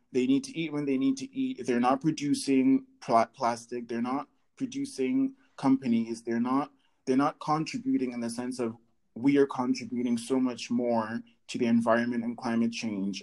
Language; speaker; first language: English; native; English